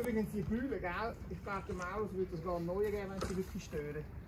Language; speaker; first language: German; native; German